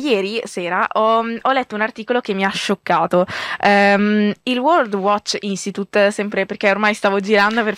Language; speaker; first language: Italian; native; Italian